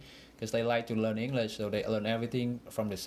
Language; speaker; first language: English; non-native, fluent; Vietnamese